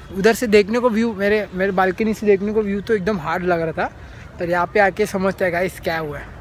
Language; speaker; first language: Hindi; non-native, local second language; Marathi